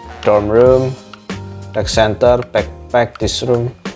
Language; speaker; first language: English; non-native, learner; Indonesian